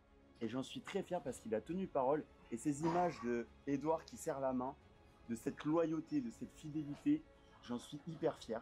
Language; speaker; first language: French; native; French